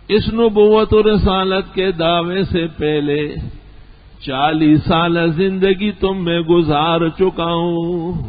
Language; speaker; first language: Urdu; non-native, local second language; Pashto